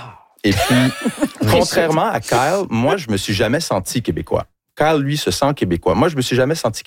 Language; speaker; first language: French; early bilingual, other home language; English